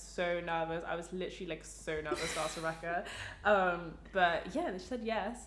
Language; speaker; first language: English; native; English